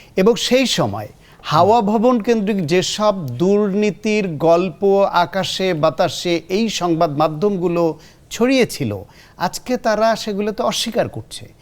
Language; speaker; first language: Bangla; native; Bangla